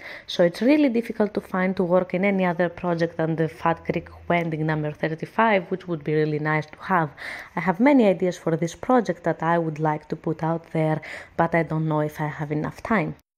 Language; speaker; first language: English; non-native, fluent; Greek